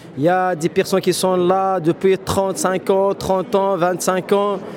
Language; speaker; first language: French; non-native, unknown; Arabic